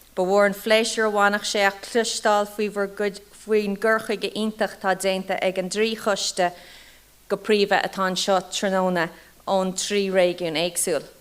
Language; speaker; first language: Irish; native; Irish